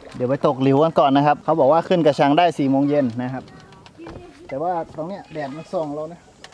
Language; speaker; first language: Thai; native; Thai